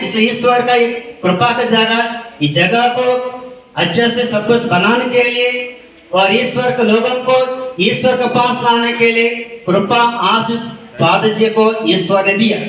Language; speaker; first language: Hindi; non-native, local second language; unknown